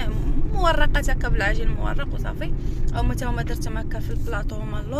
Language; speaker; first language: Arabic; native; Arabic